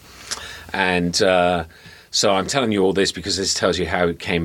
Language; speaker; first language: English; native; English